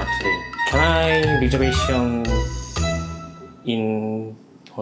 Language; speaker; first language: English; non-native, learner; Korean